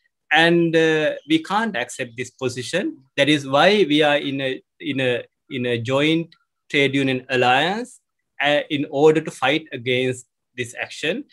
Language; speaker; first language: English; non-native, local second language; Sinhala